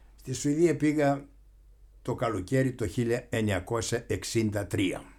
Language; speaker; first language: Greek; native; Greek